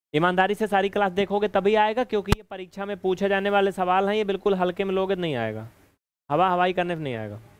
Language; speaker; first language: Hindi; native; Hindi